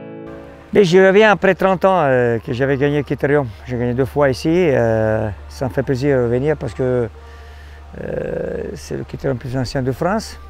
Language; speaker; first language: French; non-native, fluent; Italian